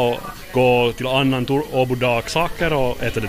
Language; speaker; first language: Swedish; non-native, learner; Finnish